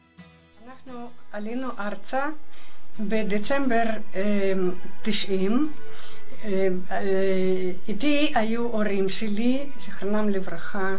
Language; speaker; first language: Hebrew; non-native, fluent; Russian